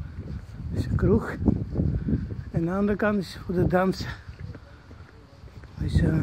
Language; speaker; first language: Dutch; non-native, learner; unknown